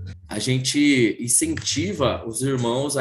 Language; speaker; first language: Portuguese; native; Portuguese